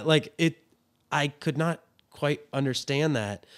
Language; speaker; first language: English; native; English